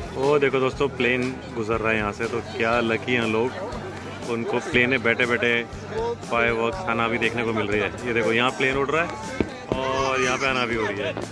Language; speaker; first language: Hindi; native; Hindi